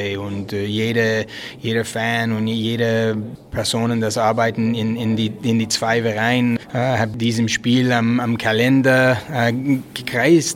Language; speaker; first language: German; non-native, learner; French